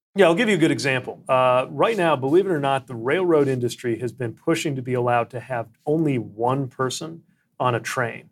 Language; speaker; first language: English; native; English